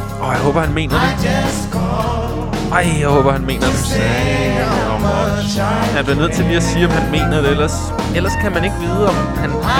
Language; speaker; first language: Danish; native; Danish